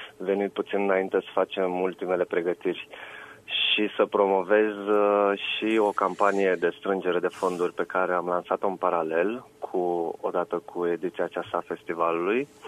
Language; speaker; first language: Romanian; native; Romanian